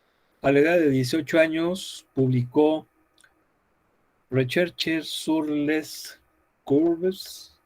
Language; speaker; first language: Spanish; native; Spanish